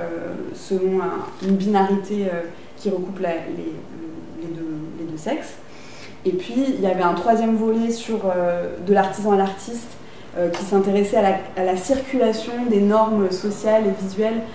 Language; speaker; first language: French; native; French